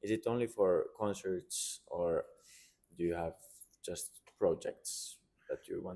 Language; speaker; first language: English; non-native, learner; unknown